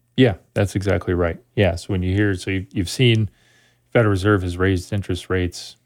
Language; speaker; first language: English; native; English